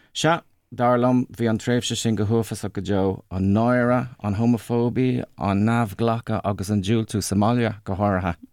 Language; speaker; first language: Irish; non-native, local second language; English